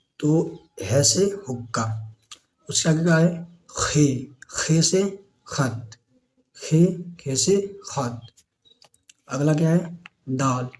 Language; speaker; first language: Hindi; native; Hindi